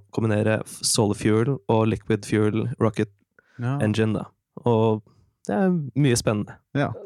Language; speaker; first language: Norwegian; native; Norwegian